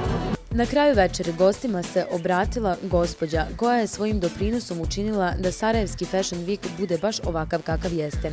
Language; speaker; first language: Bosnian; native; Bosnian